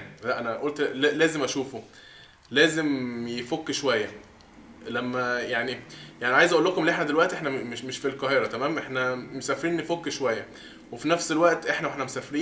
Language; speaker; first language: Arabic; native; Arabic